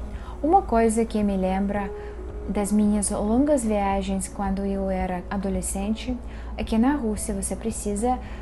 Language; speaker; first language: Portuguese; non-native, fluent; Russian